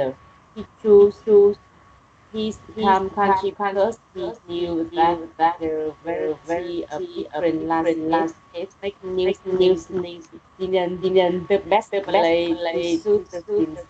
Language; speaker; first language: English; non-native, learner; Vietnamese